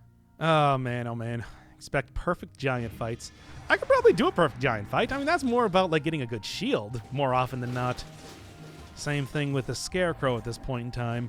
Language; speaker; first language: English; native; English